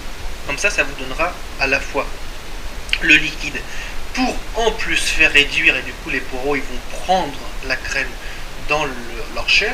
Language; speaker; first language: French; native; French